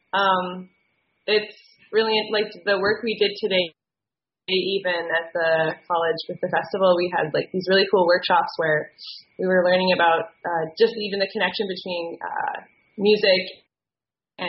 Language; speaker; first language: English; native; English